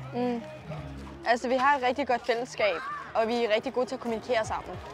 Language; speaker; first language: Danish; native; Danish